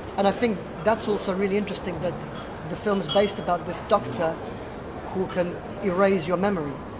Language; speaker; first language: English; early bilingual, other home language; Russian